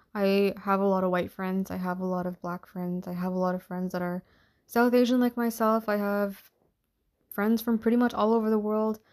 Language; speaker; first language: English; early bilingual, other home language; Hindi